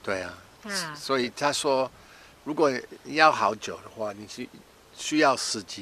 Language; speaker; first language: Chinese; non-native, fluent; English